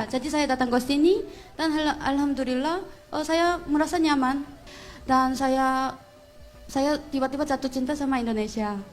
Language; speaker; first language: Indonesian; non-native, fluent; Korean